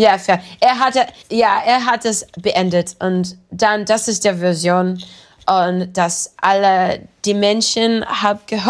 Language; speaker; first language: German; non-native, learner; English